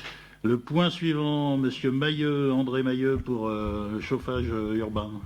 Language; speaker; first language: French; native; French